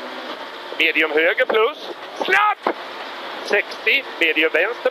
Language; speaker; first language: Swedish; native; Swedish